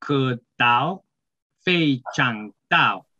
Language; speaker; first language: Chinese; non-native, learner; English